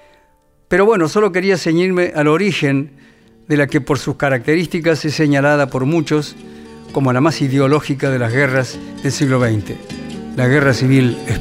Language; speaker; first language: Spanish; native; Spanish